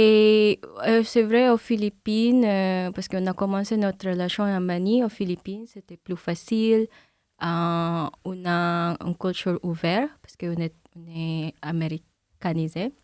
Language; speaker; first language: French; non-native, fluent; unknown